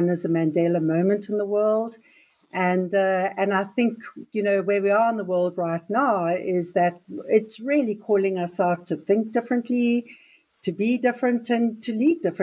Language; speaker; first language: English; native; English